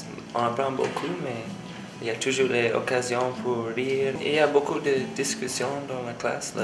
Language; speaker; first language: French; non-native, fluent; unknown